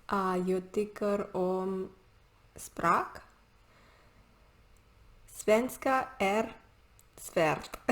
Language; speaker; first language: Swedish; non-native, learner; Catalan